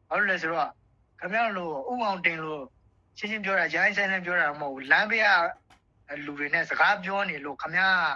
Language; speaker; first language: Burmese; native; Burmese